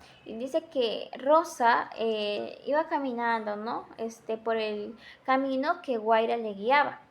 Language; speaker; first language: Spanish; native; Spanish